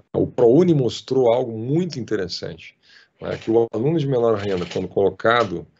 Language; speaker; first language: Portuguese; native; Portuguese